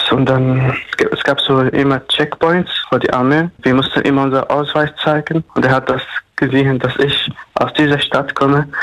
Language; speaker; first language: German; non-native, fluent; Arabic